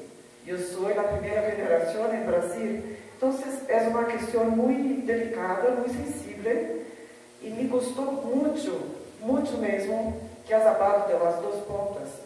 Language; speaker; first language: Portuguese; early bilingual, heritage; Spanish